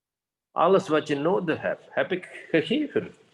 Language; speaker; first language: Dutch; non-native, fluent; Indonesian